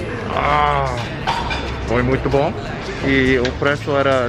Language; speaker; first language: Portuguese; non-native, learner; English